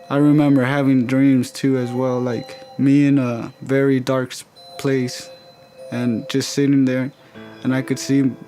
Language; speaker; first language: English; early bilingual, other home language; Spanish